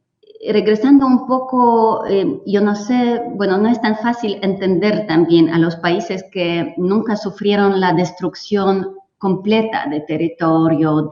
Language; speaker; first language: Spanish; non-native, fluent; Polish